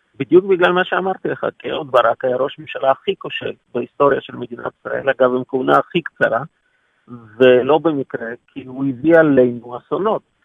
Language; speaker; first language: Hebrew; non-native, fluent; Russian